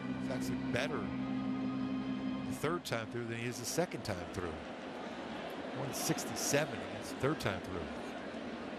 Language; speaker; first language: English; native; English